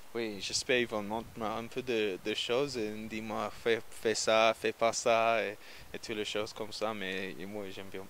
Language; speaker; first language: French; non-native, learner; English